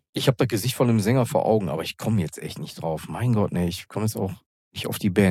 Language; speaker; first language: German; native; German